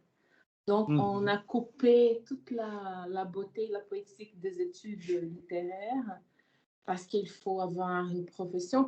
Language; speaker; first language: French; non-native, fluent; Portuguese